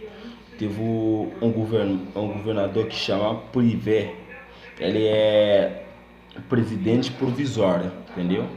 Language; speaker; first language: Portuguese; non-native, learner; Haitian Creole